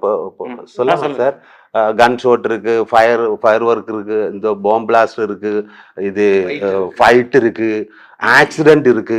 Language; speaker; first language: Tamil; non-native, learner; Malayalam